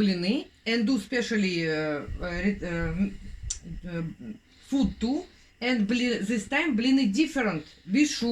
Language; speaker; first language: English; non-native, learner; Russian